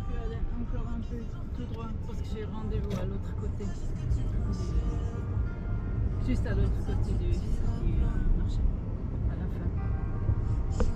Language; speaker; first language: French; non-native, fluent; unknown